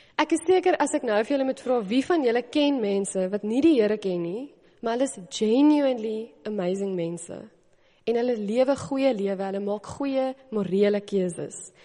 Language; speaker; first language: Afrikaans; native; Afrikaans